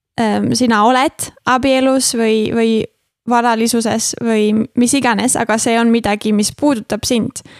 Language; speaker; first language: Estonian; non-native, fluent; German